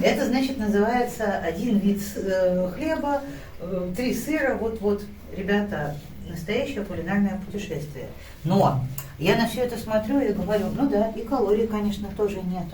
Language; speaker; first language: Russian; native; Russian